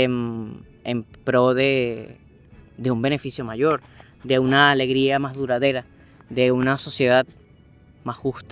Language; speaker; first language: Spanish; native; Spanish